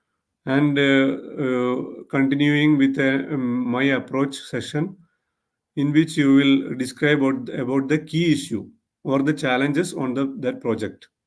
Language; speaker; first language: English; non-native, local second language; Malayalam